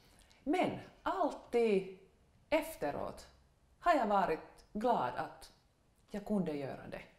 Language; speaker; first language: Swedish; non-native, local second language; Finnish